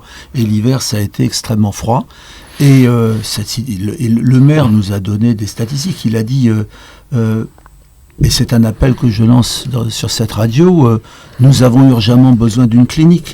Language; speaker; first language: French; native; French